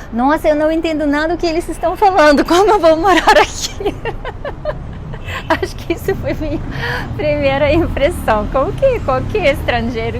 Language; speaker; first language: Portuguese; non-native, fluent; Russian